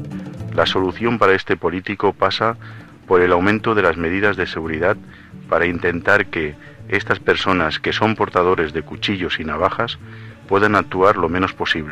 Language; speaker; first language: Spanish; native; Spanish